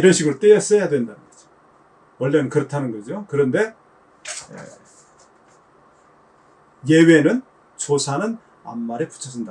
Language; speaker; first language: Korean; native; Korean